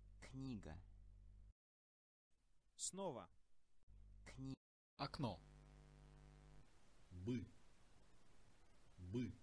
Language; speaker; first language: Russian; non-native, learner; English